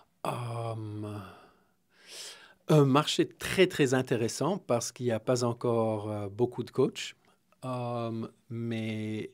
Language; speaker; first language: French; non-native, fluent; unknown